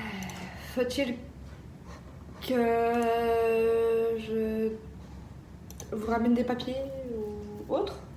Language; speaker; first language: French; native; French